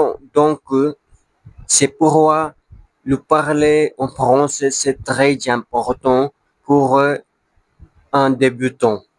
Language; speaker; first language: French; non-native, learner; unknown